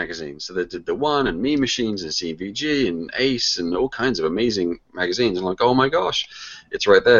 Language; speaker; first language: English; native; English